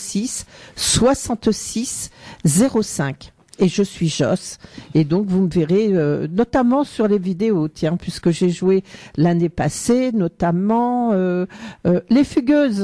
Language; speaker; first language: French; native; French